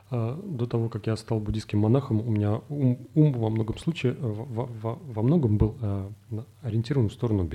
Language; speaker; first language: Russian; native; Russian